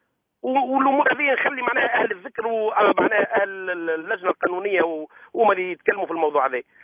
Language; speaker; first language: Arabic; native; Arabic